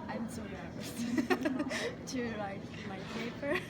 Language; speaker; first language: English; non-native, learner; Japanese